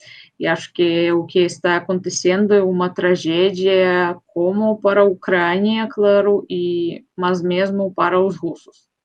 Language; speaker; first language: Portuguese; non-native, fluent; Russian